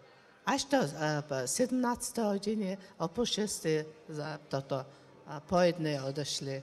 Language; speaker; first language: Czech; non-native, learner; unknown